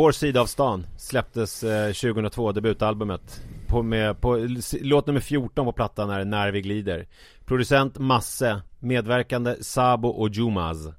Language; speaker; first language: Swedish; native; Swedish